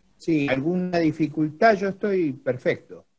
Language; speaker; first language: Spanish; native; Spanish